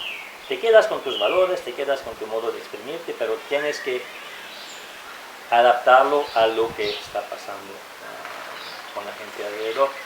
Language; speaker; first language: Spanish; non-native, fluent; French